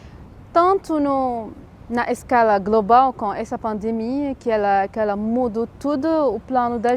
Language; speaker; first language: Portuguese; non-native, fluent; Arabic